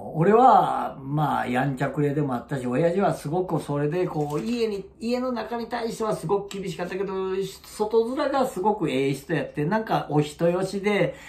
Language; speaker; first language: Japanese; native; Japanese